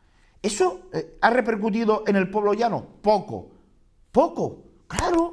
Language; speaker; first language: Spanish; native; Spanish